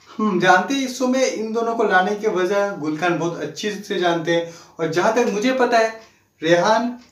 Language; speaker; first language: Hindi; non-native, local second language; Bangla